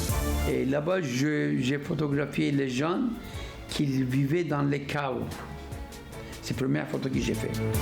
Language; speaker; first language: French; non-native, fluent; Turkish